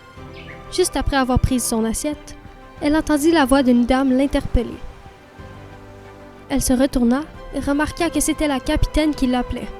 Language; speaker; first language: French; native; French